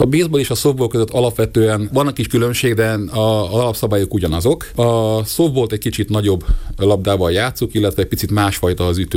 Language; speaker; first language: Hungarian; native; Hungarian